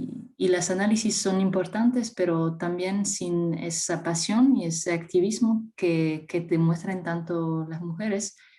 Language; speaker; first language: Spanish; non-native, fluent; French